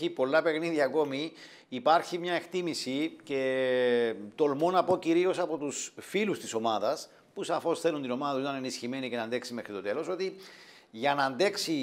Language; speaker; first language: Greek; native; Greek